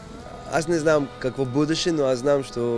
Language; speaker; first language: Bulgarian; non-native, learner; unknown